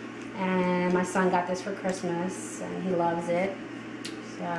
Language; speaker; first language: English; native; English